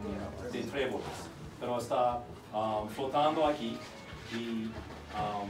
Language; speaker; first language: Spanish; non-native, learner; English